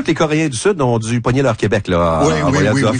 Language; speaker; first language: French; native; French